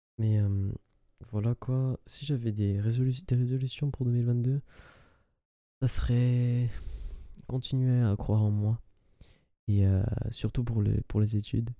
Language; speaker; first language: French; early bilingual, other home language; Arabic